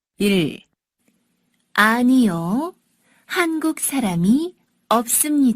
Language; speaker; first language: Korean; non-native, learner; Sinhala